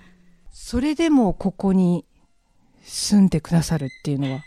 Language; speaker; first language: Japanese; native; Japanese